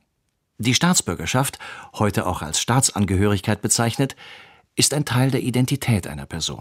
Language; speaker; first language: German; native; German